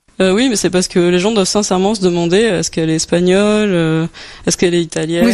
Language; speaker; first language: French; native; French